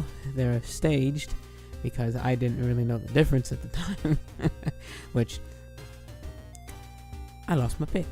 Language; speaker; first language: English; native; English